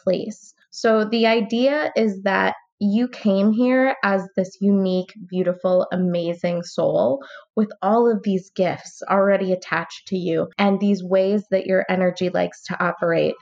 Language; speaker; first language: English; native; English